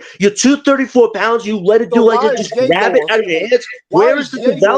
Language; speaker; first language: English; native; English